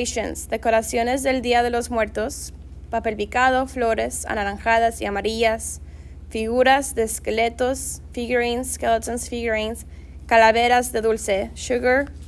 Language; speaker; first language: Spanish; non-native, fluent; English